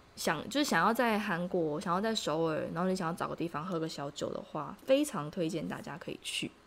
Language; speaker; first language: Chinese; native; Chinese